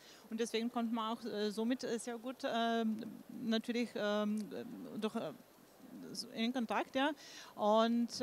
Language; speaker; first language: German; non-native, fluent; Slovenian